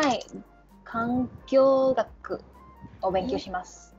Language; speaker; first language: Japanese; non-native, learner; English